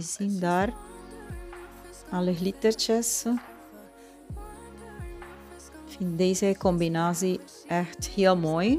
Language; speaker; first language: Dutch; non-native, fluent; Spanish